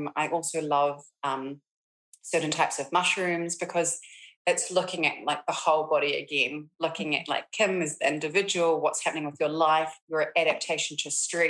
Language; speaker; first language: English; native; English